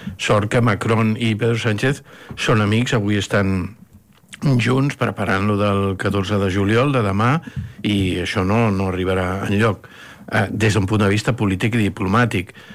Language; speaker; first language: Catalan; native; Catalan